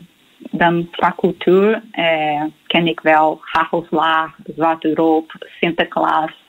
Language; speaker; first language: Dutch; non-native, local second language; Portuguese